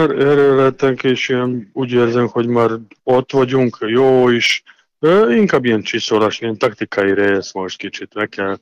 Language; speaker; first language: Hungarian; non-native, learner; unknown